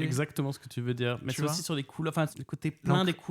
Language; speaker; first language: French; native; French